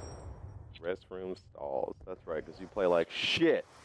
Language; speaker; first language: English; native; English